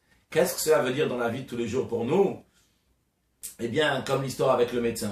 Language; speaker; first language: French; native; French